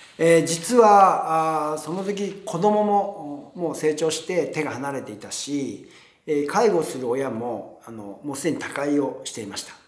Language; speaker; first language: Japanese; native; Japanese